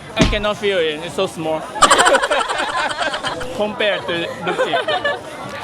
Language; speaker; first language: English; non-native, learner; Chinese